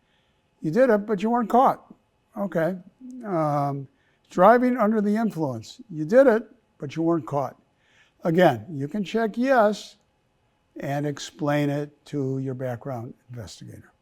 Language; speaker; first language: English; native; English